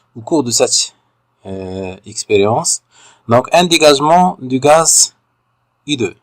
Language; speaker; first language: French; non-native, local second language; Arabic